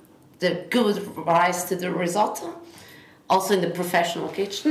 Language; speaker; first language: English; non-native, fluent; Italian